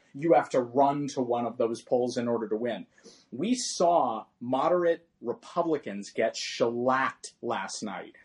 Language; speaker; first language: English; native; English